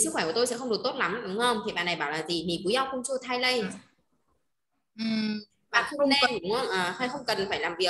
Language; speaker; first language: Vietnamese; native; Vietnamese